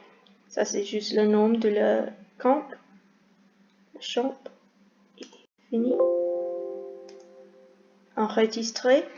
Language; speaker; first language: French; non-native, learner; English